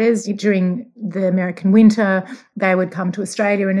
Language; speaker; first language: English; native; English